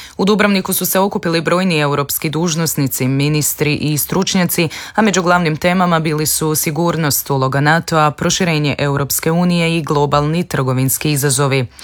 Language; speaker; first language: Croatian; native; Croatian